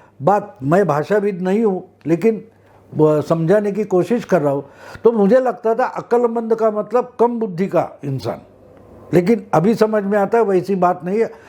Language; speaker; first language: Hindi; non-native, local second language; Marathi